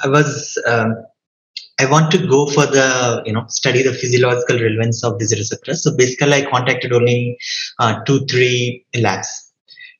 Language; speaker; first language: English; non-native, local second language; Telugu